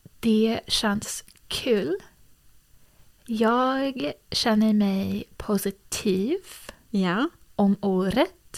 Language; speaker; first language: Swedish; early bilingual, heritage; English